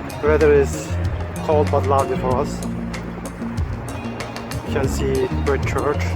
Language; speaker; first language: English; non-native, fluent; Turkish